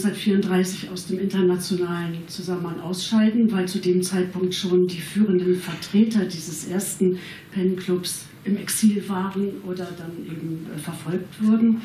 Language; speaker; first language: German; native; German